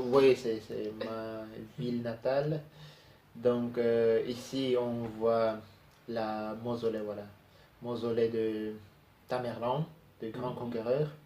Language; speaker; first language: French; non-native, learner; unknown